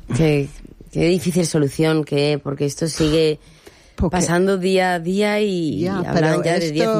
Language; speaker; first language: Spanish; native; Spanish